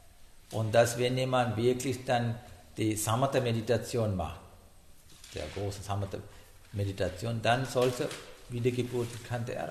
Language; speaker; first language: German; non-native, learner; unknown